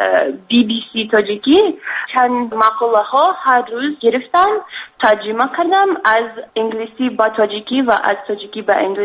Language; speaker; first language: Persian; non-native, learner; English